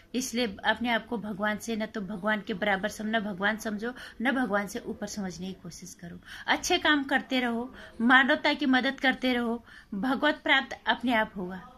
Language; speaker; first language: Hindi; native; Hindi